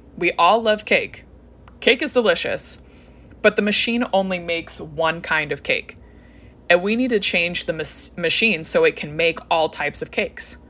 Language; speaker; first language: English; native; English